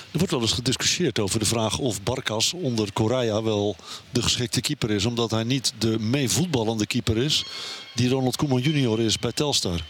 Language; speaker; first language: Dutch; native; Dutch